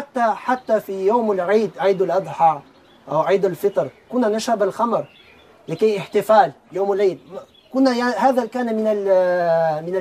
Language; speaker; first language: Arabic; non-native, learner; Albanian